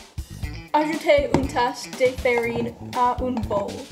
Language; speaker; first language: French; non-native, learner; English